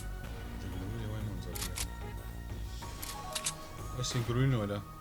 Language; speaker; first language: German; native; German